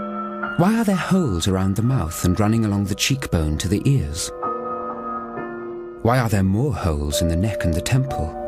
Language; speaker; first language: English; native; English